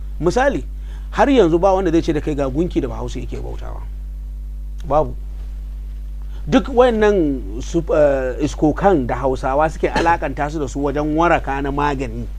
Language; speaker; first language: Hausa; native; Hausa